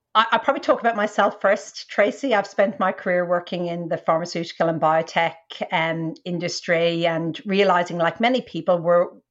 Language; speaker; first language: English; native; English